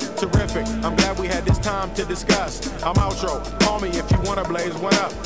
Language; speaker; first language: English; native; English